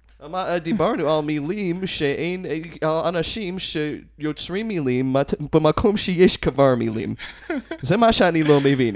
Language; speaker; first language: Hebrew; non-native, fluent; English